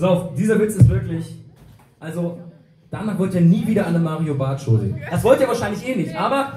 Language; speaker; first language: German; native; German